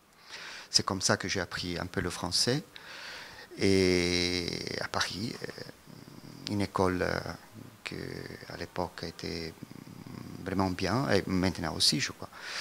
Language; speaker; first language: French; non-native, fluent; Italian